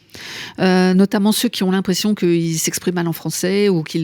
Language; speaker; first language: French; native; French